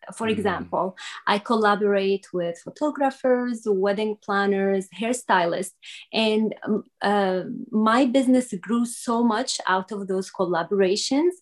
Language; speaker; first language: English; non-native, fluent; Arabic